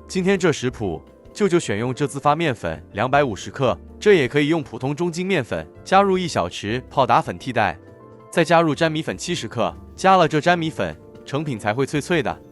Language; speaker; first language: Chinese; native; Chinese